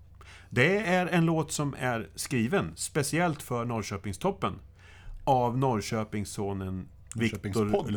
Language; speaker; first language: Swedish; native; Swedish